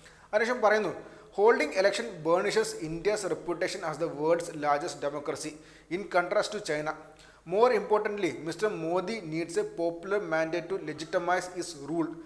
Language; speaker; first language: English; non-native, local second language; Malayalam